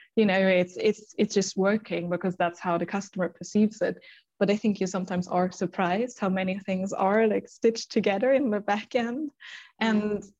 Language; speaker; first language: English; non-native, fluent; German